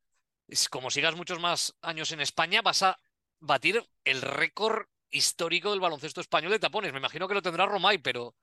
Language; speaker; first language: Spanish; native; Spanish